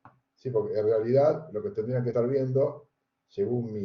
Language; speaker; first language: Spanish; native; Spanish